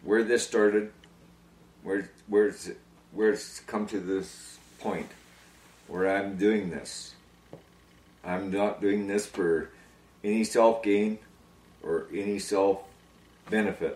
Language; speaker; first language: English; native; English